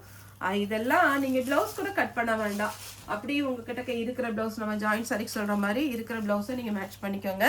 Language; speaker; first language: Tamil; native; Tamil